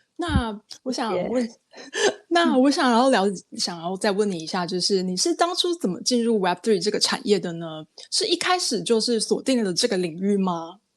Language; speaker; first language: Chinese; native; Chinese